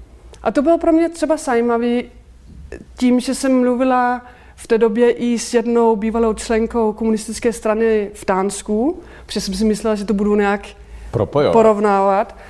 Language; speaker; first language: Czech; non-native, fluent; Danish